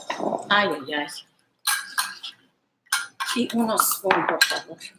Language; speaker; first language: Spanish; non-native, learner; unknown